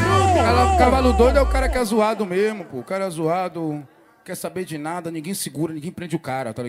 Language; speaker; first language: Portuguese; native; Portuguese